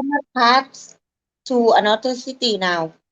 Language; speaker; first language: English; non-native, learner; Thai